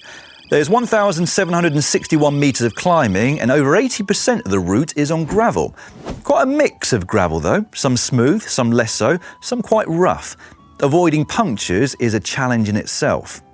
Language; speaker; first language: English; native; English